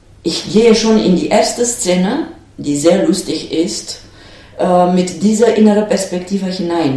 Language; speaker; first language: German; non-native, fluent; Romanian